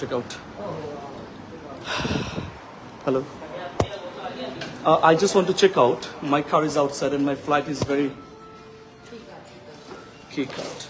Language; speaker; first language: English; non-native, fluent; Bangla